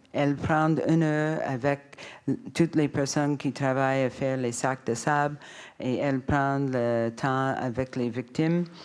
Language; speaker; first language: French; non-native, learner; English